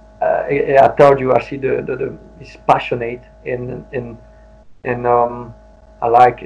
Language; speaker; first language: English; non-native, learner; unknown